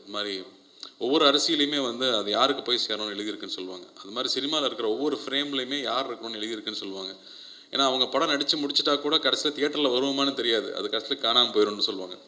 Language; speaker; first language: Tamil; native; Tamil